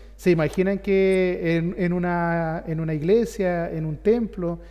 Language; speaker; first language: Spanish; native; Spanish